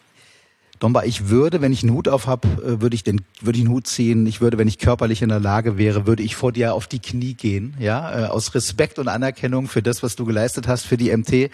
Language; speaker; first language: German; native; German